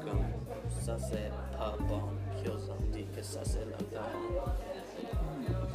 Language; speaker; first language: French; non-native, learner; English